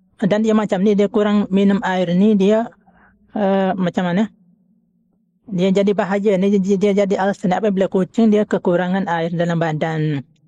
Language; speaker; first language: Malay; native; Malay